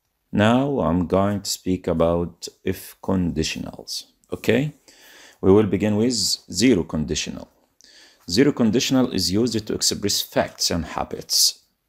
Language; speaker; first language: English; non-native, fluent; Arabic